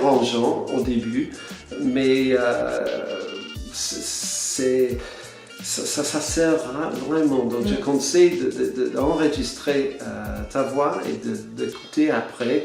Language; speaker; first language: French; non-native, fluent; English